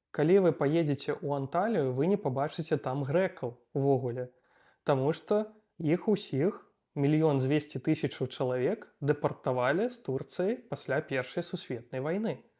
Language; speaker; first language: Belarusian; native; Belarusian